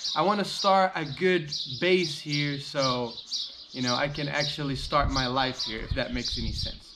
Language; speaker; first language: English; early bilingual, heritage; English